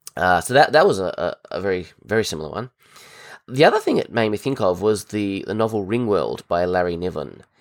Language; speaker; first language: English; native; English